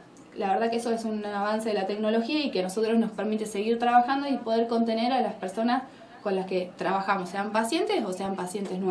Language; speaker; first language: Spanish; native; Spanish